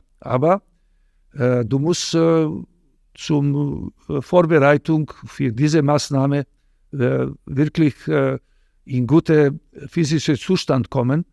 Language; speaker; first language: German; non-native, fluent; Serbian